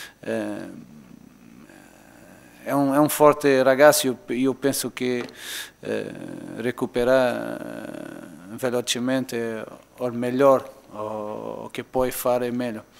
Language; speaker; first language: Italian; non-native, learner; Portuguese